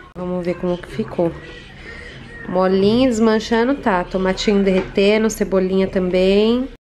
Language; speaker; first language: Portuguese; native; Portuguese